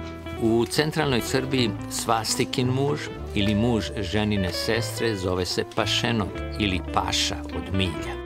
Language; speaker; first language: Serbian; native; Serbian